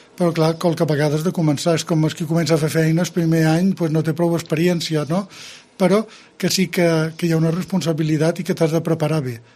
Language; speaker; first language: Catalan; native; Catalan